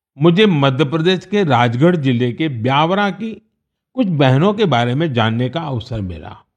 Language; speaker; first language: Hindi; non-native, local second language; Gujarati